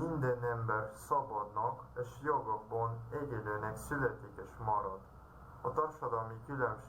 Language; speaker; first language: Hungarian; non-native, learner; Portuguese